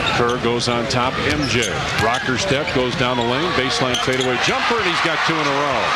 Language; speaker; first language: English; native; English